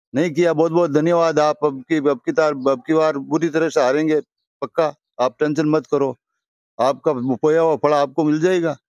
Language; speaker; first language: Hindi; native; Hindi